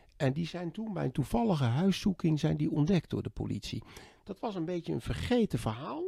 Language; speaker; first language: Dutch; native; Dutch